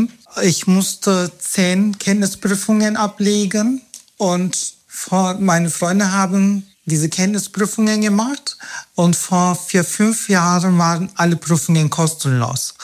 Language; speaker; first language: German; non-native, fluent; Turkish